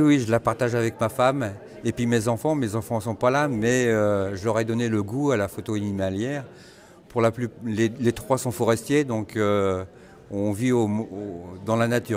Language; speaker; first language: French; native; French